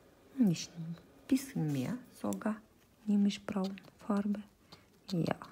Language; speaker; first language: German; non-native, fluent; Russian